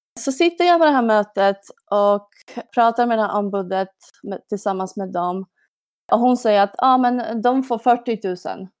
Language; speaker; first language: Swedish; non-native, fluent; Polish